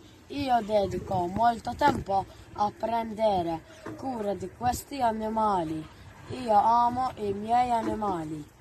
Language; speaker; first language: Italian; non-native, learner; Maltese